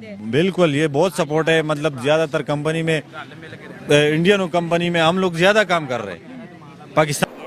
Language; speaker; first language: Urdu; non-native, local second language; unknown